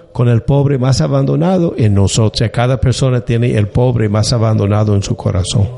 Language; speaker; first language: Spanish; non-native, fluent; English